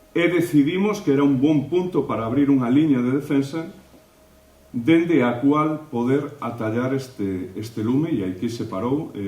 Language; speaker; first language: Galician; native; Galician